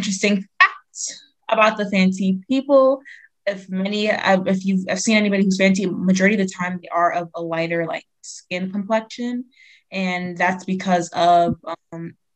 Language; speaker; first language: English; native; English